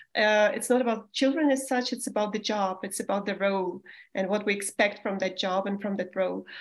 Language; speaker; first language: English; non-native, fluent; Russian